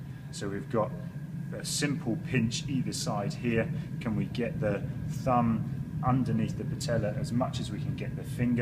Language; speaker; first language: English; native; English